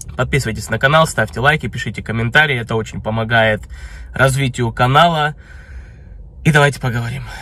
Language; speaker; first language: Russian; early bilingual, heritage; Russian